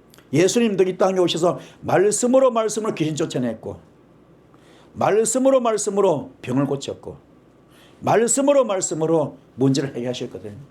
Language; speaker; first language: Korean; native; Korean